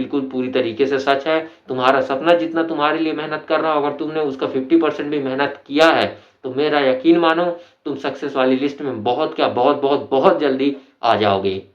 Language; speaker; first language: Hindi; native; Hindi